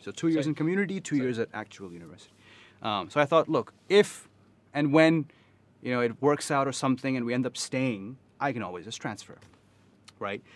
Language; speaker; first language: English; early bilingual, other home language; Urdu